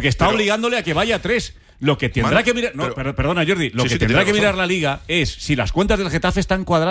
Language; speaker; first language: Spanish; native; Spanish